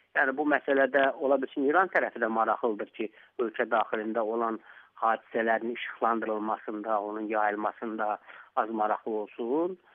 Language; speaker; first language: Azerbaijani; native; Azerbaijani